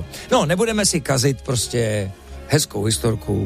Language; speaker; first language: Czech; native; Czech